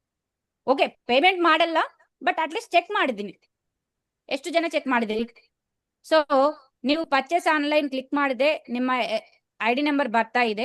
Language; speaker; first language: Kannada; non-native, learner; Telugu